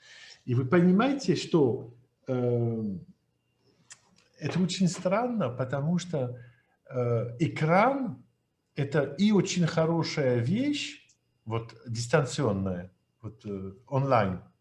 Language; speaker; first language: Russian; non-native, fluent; French